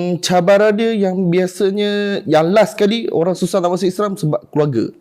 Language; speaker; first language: Malay; non-native, local second language; Chinese